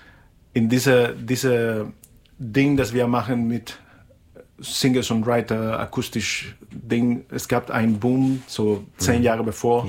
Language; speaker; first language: German; non-native, fluent; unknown